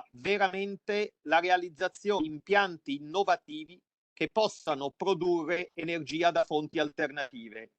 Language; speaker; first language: Italian; native; Italian